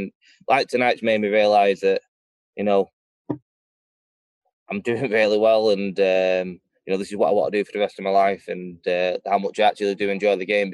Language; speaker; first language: English; native; English